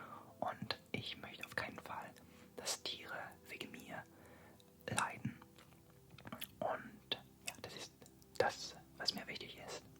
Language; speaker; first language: German; non-native, fluent; French